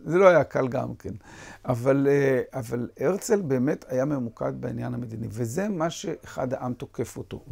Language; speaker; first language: Hebrew; native; Hebrew